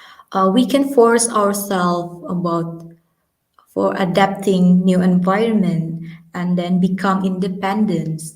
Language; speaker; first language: English; non-native, learner; Indonesian